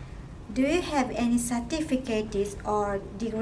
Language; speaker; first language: English; non-native, learner; Japanese